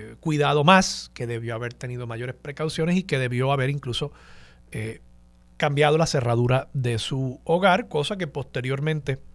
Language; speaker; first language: Spanish; native; Spanish